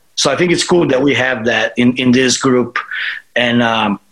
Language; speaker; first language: English; non-native, fluent; Portuguese